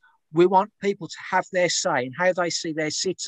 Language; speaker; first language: English; native; English